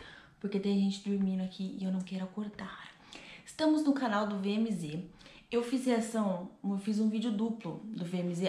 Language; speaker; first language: Portuguese; native; Portuguese